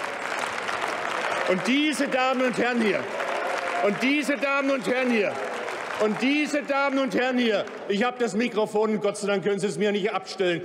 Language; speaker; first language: German; early bilingual, other home language; Turkish